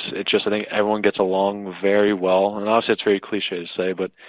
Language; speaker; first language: English; native; English